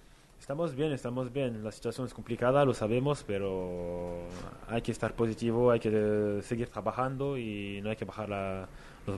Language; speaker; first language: Spanish; non-native, fluent; French